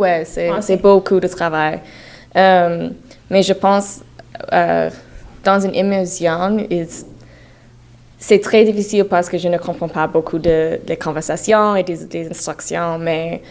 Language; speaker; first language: French; non-native, learner; English